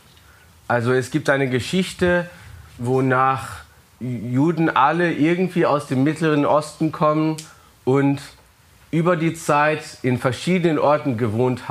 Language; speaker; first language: German; non-native, fluent; English